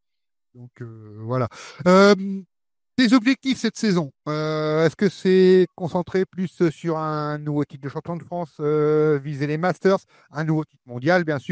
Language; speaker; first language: French; native; French